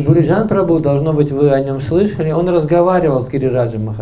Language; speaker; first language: Russian; native; Russian